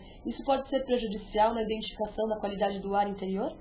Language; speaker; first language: Portuguese; native; Portuguese